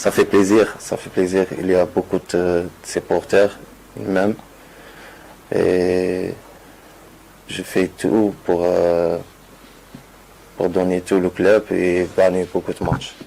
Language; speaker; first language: French; non-native, learner; Arabic